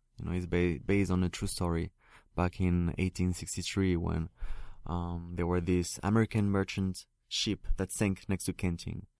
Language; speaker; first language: English; non-native, fluent; French